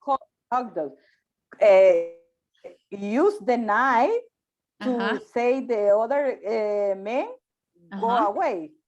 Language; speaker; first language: English; non-native, learner; Spanish